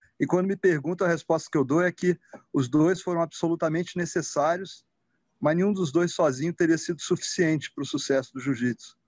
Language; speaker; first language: Portuguese; native; Portuguese